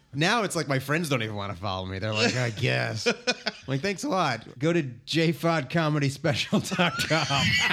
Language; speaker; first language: English; native; English